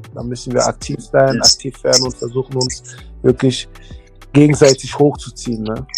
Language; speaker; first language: German; early bilingual, other home language; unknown